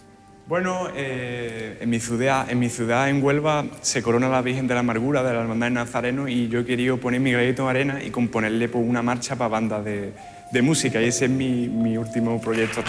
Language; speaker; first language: Spanish; native; Spanish